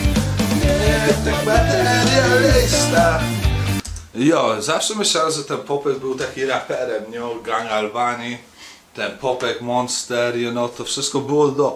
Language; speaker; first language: Polish; early bilingual, heritage; Polish